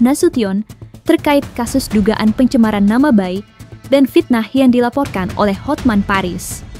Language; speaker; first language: Indonesian; native; Indonesian